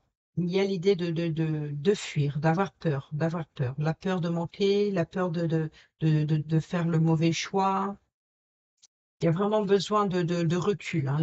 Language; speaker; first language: French; native; French